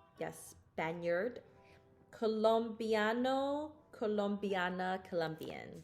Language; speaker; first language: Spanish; non-native, learner; English